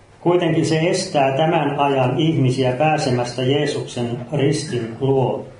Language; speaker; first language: Finnish; native; Finnish